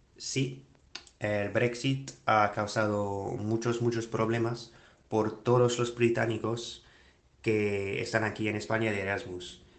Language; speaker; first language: Spanish; non-native, fluent; English